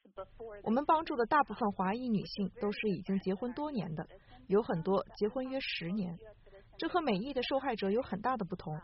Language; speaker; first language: Chinese; native; Chinese